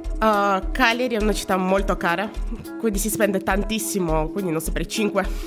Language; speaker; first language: Italian; non-native, fluent; Russian